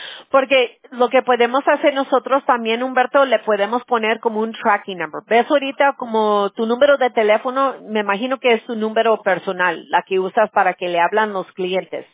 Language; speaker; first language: Spanish; early bilingual, heritage; Spanish